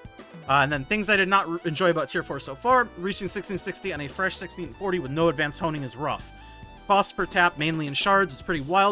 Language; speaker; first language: English; native; English